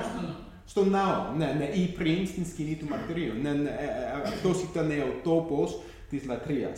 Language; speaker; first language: Greek; non-native, fluent; English